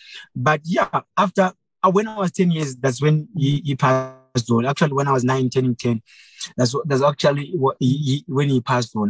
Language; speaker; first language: English; non-native, local second language; Shona